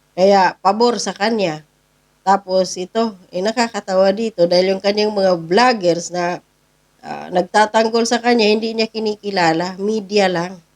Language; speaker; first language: Filipino; non-native, local second language; Cebuano